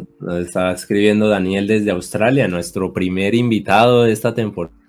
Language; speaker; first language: Spanish; native; Spanish